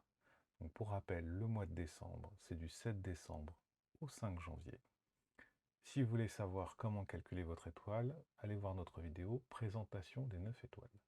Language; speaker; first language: French; native; French